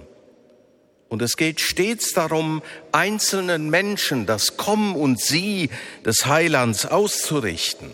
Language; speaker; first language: German; native; German